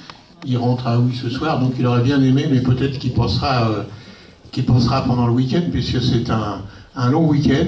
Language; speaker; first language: French; native; French